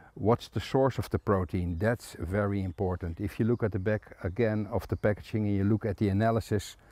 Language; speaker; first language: English; non-native, fluent; Dutch